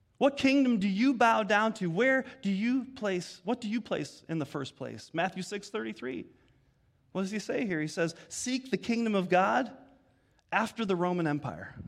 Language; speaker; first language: English; native; English